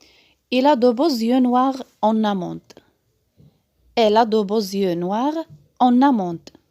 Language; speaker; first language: French; non-native, local second language; Arabic